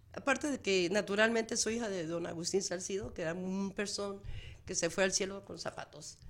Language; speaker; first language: Spanish; early bilingual, heritage; Spanish